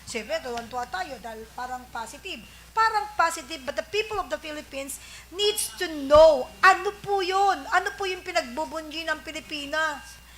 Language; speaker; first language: Filipino; native; Filipino